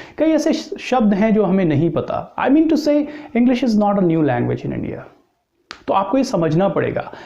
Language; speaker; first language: Hindi; native; Hindi